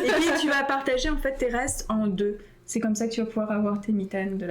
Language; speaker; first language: French; native; French